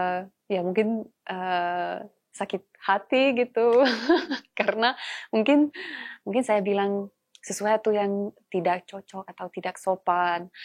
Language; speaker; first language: Indonesian; non-native, fluent; Polish